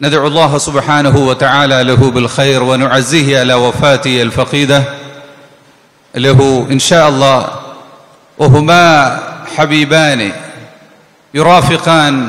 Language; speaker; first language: Arabic; non-native, fluent; Malayalam